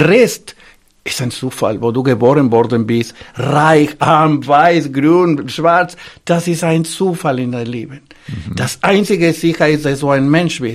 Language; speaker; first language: German; non-native, fluent; Spanish